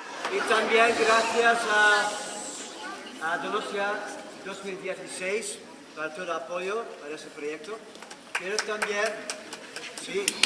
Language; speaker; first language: Spanish; non-native, learner; Dutch